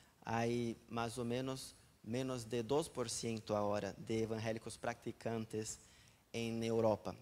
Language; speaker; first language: Spanish; non-native, fluent; Portuguese